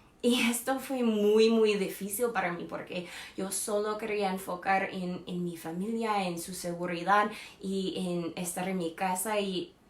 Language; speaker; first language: Spanish; non-native, fluent; English